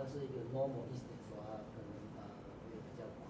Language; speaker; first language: Chinese; native; Chinese